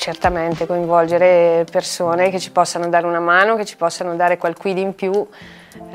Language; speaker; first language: Italian; native; Italian